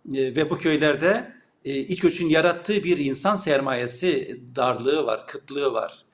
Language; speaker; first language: Turkish; native; Turkish